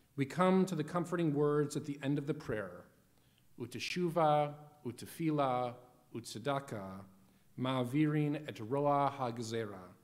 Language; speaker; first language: English; native; English